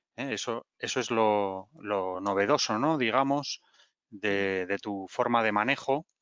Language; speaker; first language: Spanish; native; Spanish